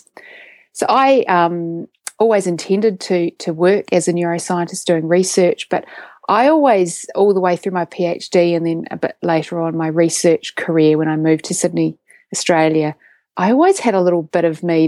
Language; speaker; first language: English; native; English